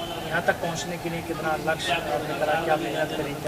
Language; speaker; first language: Hindi; native; Hindi